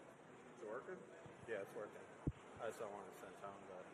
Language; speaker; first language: English; native; English